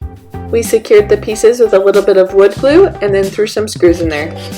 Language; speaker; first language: English; native; English